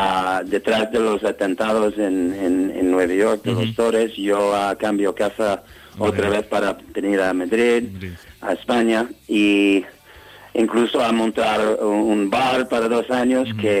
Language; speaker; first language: Spanish; non-native, learner; English